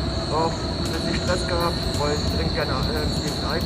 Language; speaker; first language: German; native; German